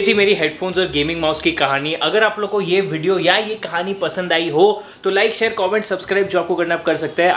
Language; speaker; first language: Hindi; native; Hindi